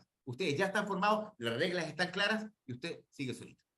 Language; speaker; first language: Spanish; native; Spanish